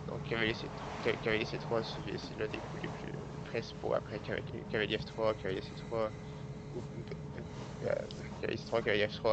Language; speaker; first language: French; native; French